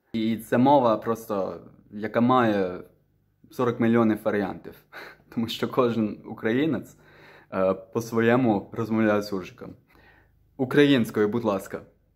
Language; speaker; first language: Ukrainian; non-native, fluent; Dutch